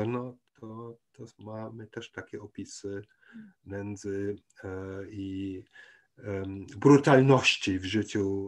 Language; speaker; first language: Polish; non-native, fluent; German